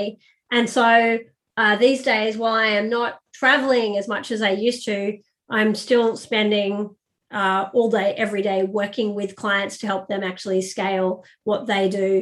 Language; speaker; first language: English; native; English